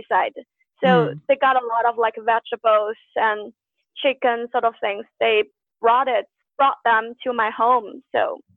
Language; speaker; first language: English; non-native, fluent; Chinese